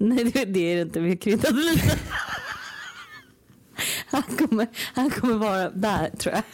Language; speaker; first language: Swedish; native; Swedish